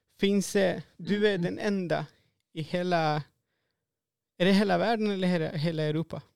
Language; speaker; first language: Swedish; non-native, fluent; Spanish